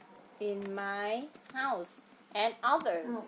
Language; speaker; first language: English; non-native, fluent; Vietnamese